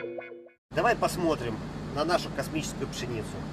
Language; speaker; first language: Russian; native; Russian